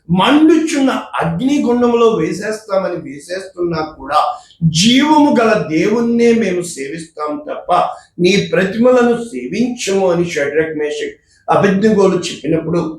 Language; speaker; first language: Telugu; native; Telugu